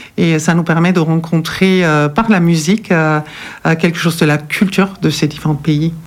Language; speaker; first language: French; non-native, fluent; German